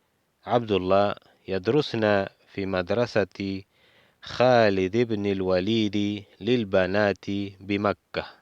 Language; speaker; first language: Arabic; non-native, fluent; Spanish